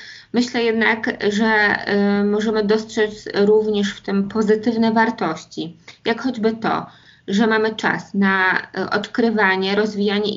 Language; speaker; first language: Polish; native; Polish